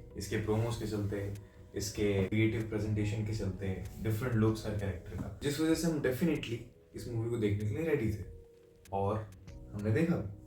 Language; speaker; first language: Hindi; native; Hindi